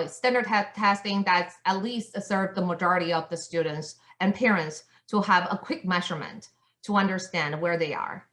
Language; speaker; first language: English; non-native, fluent; Chinese